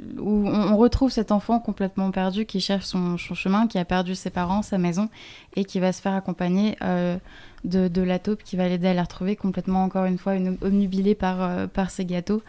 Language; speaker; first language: French; native; French